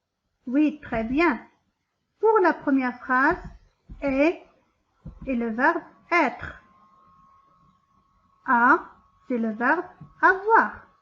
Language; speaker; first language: French; non-native, local second language; Arabic